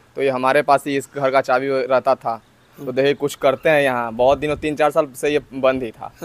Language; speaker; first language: Hindi; native; Hindi